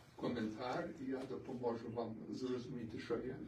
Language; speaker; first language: Ukrainian; early bilingual, other home language; English